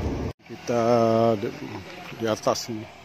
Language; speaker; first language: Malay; non-native, local second language; Achinese